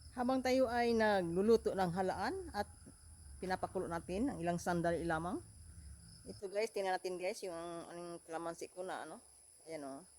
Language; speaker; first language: Filipino; non-native, local second language; Cebuano